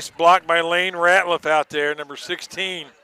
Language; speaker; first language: English; native; English